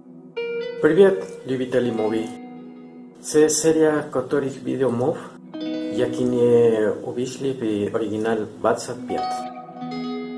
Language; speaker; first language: Ukrainian; non-native, learner; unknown